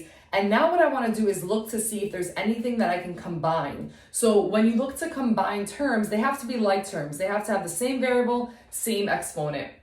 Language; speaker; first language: English; native; English